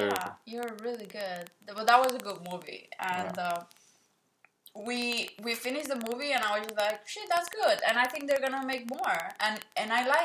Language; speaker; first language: English; non-native, fluent; Spanish